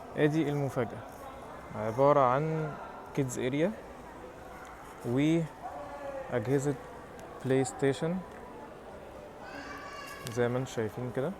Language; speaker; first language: Arabic; native; Arabic